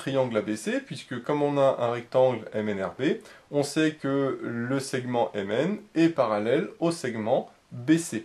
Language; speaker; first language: French; native; French